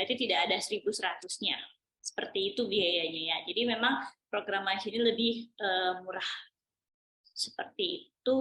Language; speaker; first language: Indonesian; native; Indonesian